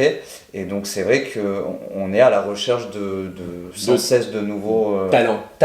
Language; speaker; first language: French; native; French